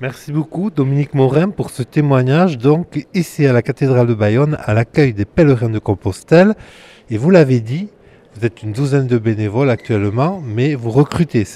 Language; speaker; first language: French; native; French